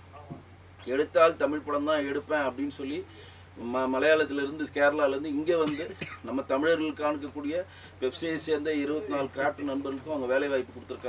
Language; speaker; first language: Tamil; native; Tamil